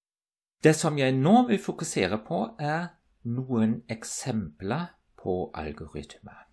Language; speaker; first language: Norwegian; non-native, fluent; German